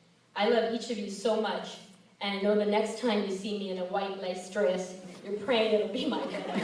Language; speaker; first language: English; early bilingual, other home language; Spanish